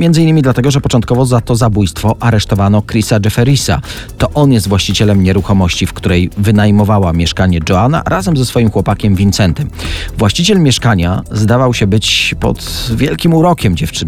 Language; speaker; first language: Polish; native; Polish